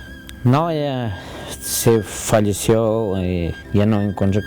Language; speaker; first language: Spanish; non-native, local second language; Quechua